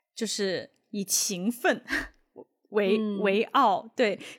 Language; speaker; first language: Chinese; native; Chinese